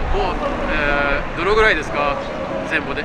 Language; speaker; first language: Japanese; non-native, learner; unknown